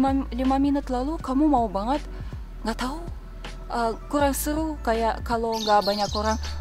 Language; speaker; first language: Indonesian; non-native, fluent; Russian